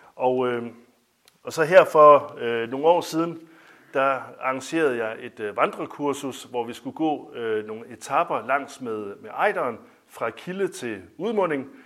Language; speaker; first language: Danish; native; Danish